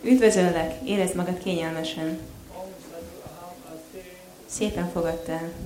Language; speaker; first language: Hungarian; native; Hungarian